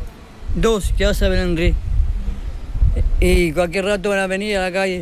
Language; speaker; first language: Spanish; non-native, learner; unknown